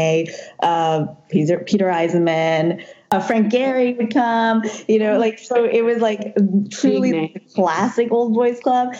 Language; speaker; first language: English; non-native, local second language; Cantonese